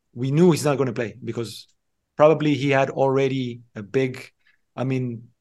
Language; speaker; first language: English; non-native, fluent; Hebrew